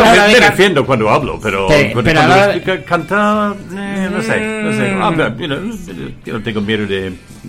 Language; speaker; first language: Spanish; non-native, fluent; English